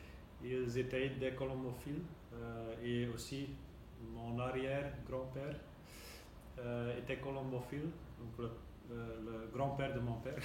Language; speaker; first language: French; non-native, local second language; Dutch